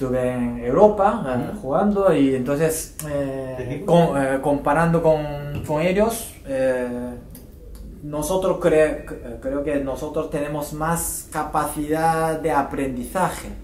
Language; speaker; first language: Spanish; non-native, fluent; Japanese